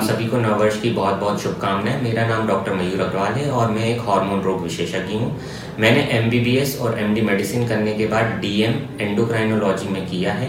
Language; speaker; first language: Hindi; native; Hindi